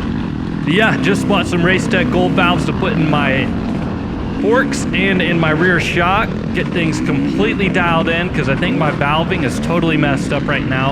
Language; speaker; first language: English; native; English